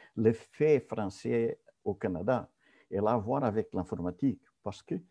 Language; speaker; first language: French; non-native, fluent; Portuguese